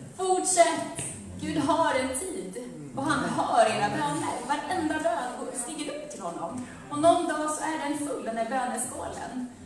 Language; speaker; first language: Swedish; early bilingual, other home language; Amharic